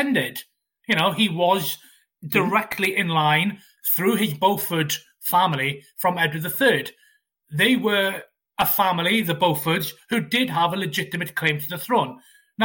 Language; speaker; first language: English; native; English